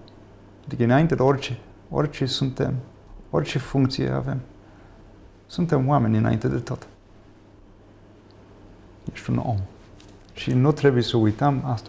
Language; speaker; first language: Romanian; non-native, fluent; English